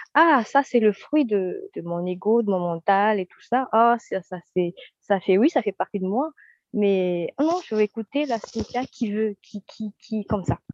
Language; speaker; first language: French; non-native, local second language; Malagasy